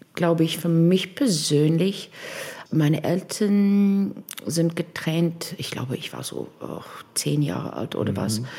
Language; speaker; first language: German; non-native, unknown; English